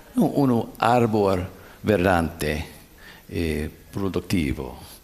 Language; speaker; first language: Spanish; non-native, learner; English